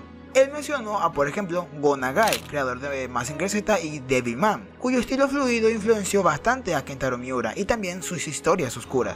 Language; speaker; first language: Spanish; native; Spanish